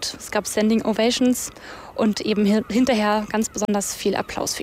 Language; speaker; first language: German; native; German